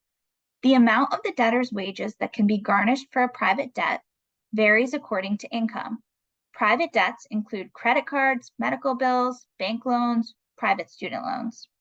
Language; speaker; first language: English; native; English